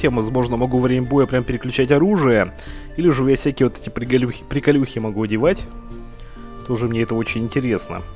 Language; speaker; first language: Russian; native; Russian